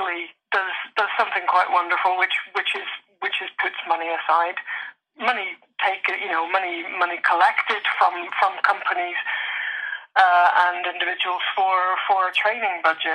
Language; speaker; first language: English; native; English